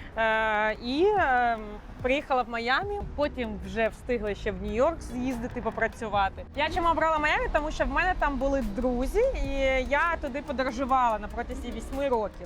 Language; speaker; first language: Ukrainian; native; Ukrainian